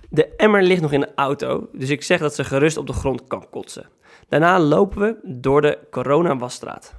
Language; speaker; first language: Dutch; native; Dutch